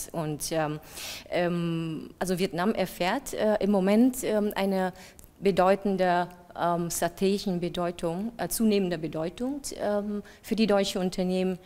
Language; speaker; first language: German; non-native, fluent; Vietnamese